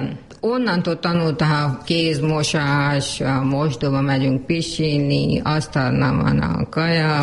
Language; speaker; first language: Hungarian; non-native, learner; Urdu